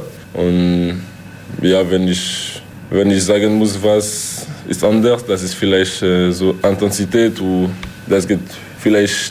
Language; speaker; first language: German; non-native, local second language; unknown